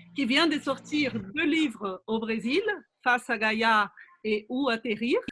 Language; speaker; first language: French; non-native, fluent; Portuguese